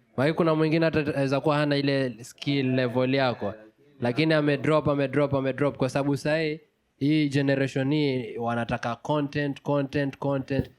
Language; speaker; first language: Swahili; native; Swahili